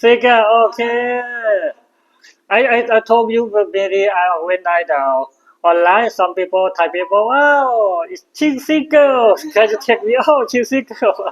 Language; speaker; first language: English; non-native, learner; Thai